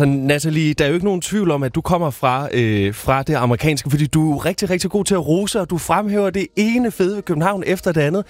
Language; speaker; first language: Danish; native; Danish